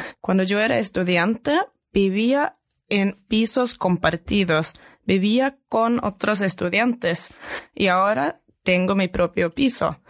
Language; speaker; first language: Spanish; non-native, fluent; Norwegian